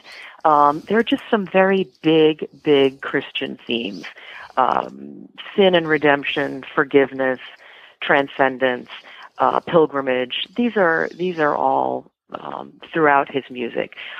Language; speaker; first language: English; native; English